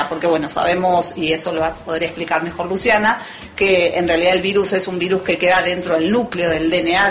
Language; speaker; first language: Spanish; native; Spanish